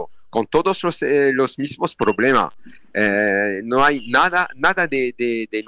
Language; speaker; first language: Spanish; non-native, learner; French